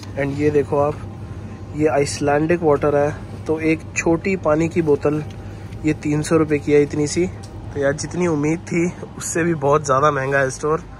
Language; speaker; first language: Hindi; native; Hindi